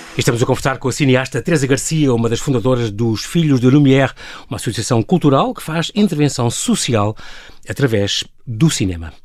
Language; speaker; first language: Portuguese; native; Portuguese